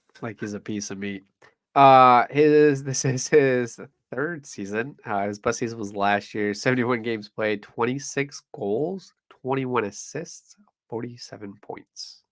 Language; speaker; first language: English; native; English